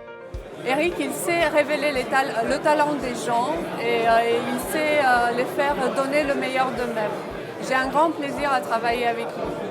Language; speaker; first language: French; non-native, fluent; Romanian